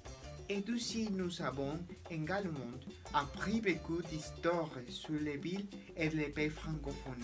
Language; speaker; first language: French; non-native, learner; Spanish